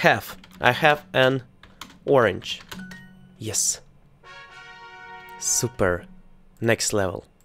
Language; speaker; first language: English; non-native, learner; Russian